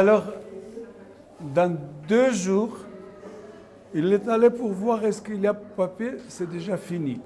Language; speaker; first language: French; non-native, learner; Armenian